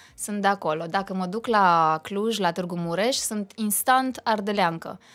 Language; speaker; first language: Romanian; native; Romanian